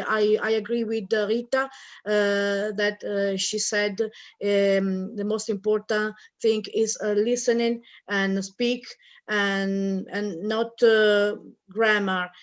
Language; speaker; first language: English; non-native, learner; Italian